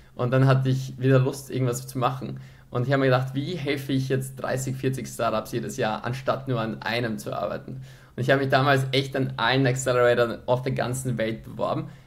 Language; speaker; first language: German; early bilingual, other home language; Polish